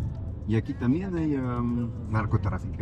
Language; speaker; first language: Spanish; non-native, learner; French